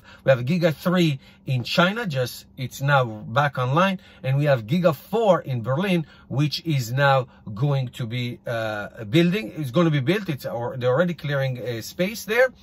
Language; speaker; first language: English; non-native, fluent; Hebrew